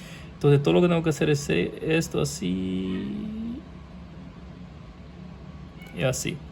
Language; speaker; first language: Spanish; early bilingual, heritage; Spanish